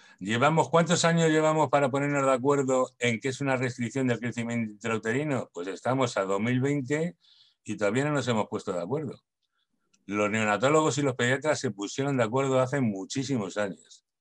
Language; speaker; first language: Spanish; native; Spanish